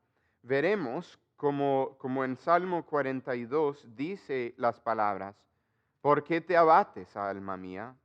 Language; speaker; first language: Spanish; non-native, fluent; English